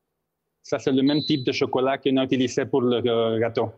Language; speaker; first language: French; non-native, fluent; Spanish